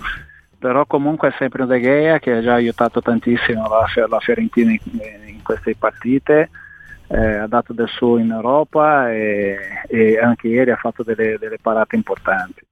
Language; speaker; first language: Italian; non-native, fluent; Portuguese